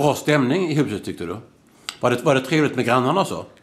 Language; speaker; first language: Swedish; native; Swedish